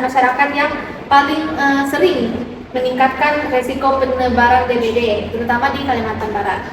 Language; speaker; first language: Indonesian; native; Indonesian